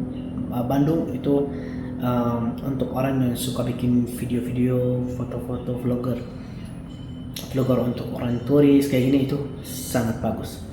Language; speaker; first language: Indonesian; non-native, fluent; Arabic